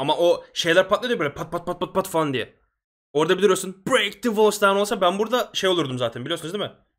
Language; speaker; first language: Turkish; native; Turkish